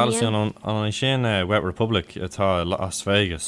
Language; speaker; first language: Irish; non-native, local second language; English